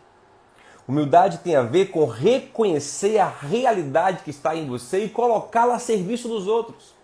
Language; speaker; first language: Portuguese; native; Portuguese